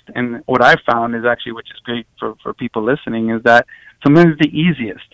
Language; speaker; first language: English; native; English